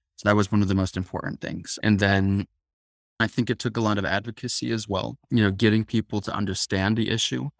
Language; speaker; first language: English; native; English